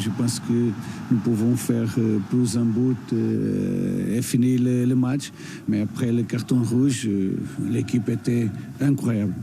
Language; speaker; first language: French; non-native, learner; Portuguese